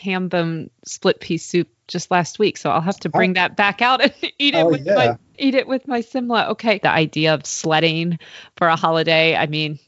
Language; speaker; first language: English; native; English